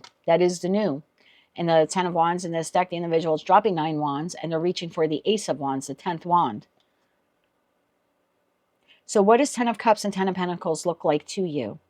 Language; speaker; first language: English; native; English